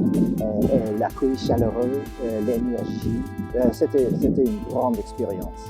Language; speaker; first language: French; non-native, fluent; English